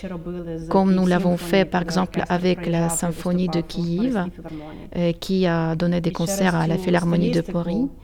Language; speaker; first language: French; non-native, fluent; Ukrainian